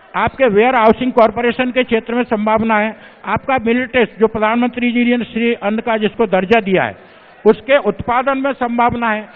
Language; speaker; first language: Hindi; native; Hindi